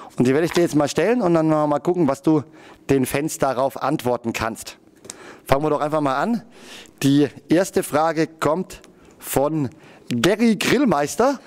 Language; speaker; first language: German; native; German